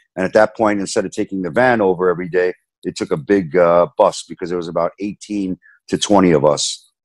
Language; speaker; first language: English; native; English